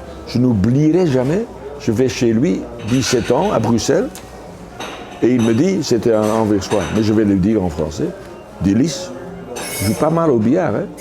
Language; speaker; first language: French; non-native, local second language; Dutch